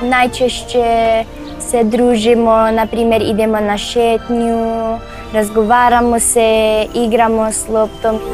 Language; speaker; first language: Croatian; early bilingual, other home language; Filipino